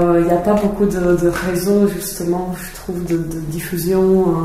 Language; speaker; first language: French; non-native, fluent; Czech